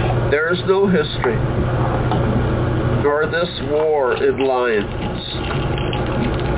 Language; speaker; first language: English; native; English